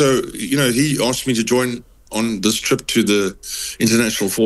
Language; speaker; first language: English; native; English